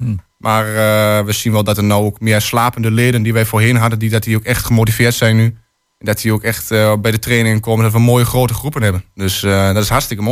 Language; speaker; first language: Dutch; native; Dutch